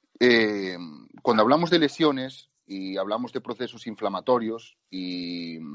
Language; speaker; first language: Spanish; native; Spanish